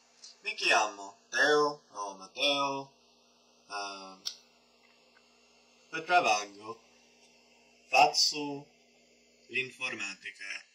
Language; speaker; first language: Italian; non-native, learner; English